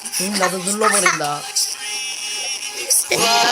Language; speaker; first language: Korean; native; Korean